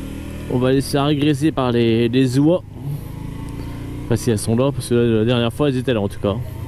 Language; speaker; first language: French; native; French